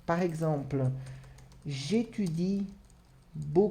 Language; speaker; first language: French; non-native, fluent; Portuguese